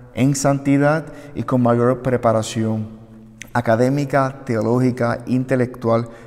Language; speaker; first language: Spanish; native; Spanish